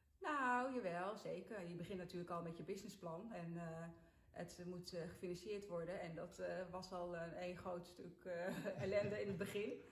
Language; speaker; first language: Dutch; early bilingual, other home language; Sinhala